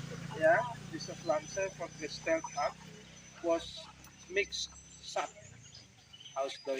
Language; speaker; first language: German; non-native, learner; Indonesian